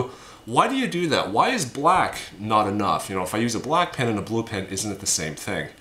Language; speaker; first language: English; native; English